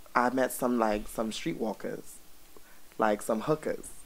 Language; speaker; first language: English; native; English